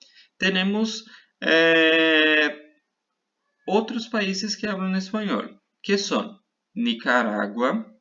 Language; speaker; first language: Spanish; non-native, fluent; Portuguese